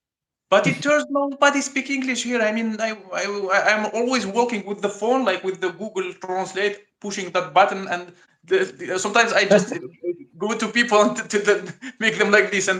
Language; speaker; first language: English; non-native, learner; Russian